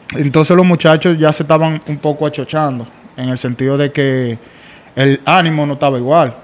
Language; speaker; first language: Spanish; native; Spanish